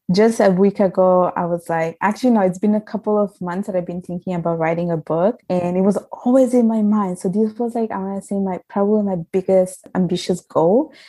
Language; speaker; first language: English; non-native, fluent; Italian